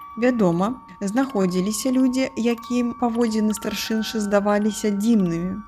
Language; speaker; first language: Belarusian; native; Belarusian